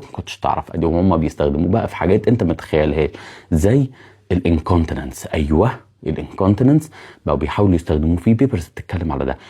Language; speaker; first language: Arabic; native; Arabic